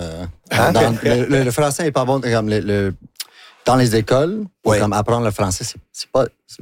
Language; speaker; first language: French; non-native, local second language; English